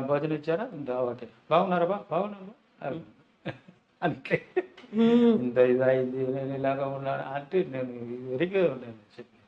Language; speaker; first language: Telugu; non-native, learner; Tamil